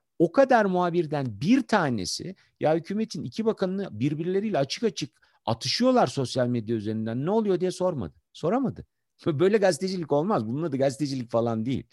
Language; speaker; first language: Turkish; native; Turkish